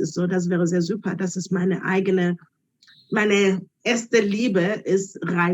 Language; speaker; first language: German; non-native, learner; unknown